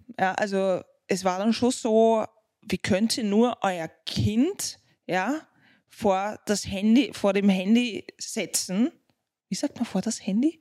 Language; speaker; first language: German; native; German